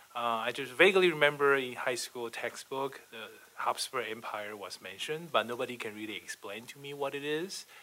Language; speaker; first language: English; non-native, fluent; Chinese